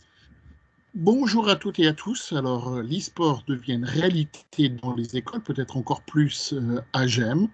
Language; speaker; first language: French; native; French